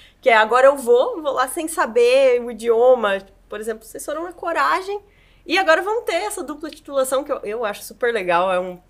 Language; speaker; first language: Portuguese; native; Portuguese